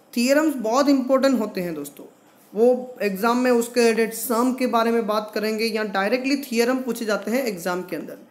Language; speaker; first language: Hindi; non-native, local second language; Gujarati